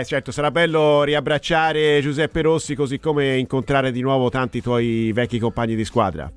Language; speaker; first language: Italian; native; Italian